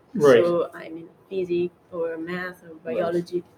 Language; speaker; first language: English; non-native, fluent; Italian